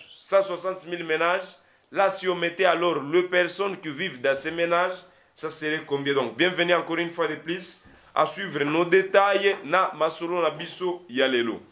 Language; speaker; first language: French; non-native, local second language; Lingala